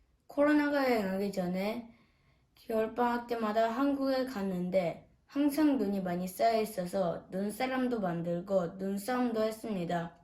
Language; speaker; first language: Korean; early bilingual, heritage; Korean